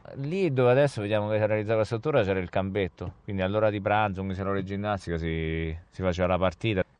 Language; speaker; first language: Italian; native; Italian